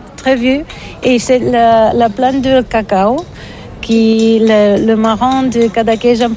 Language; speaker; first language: French; non-native, learner; Catalan